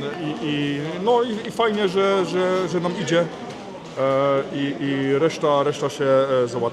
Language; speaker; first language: Polish; early bilingual, heritage; Polish